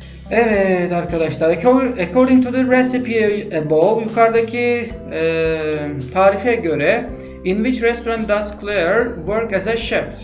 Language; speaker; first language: English; non-native, fluent; Turkish